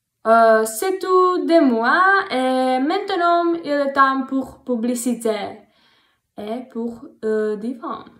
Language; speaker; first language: French; non-native, learner; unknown